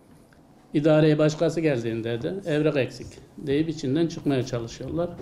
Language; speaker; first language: Turkish; native; Turkish